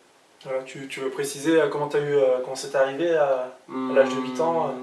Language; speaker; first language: French; native; French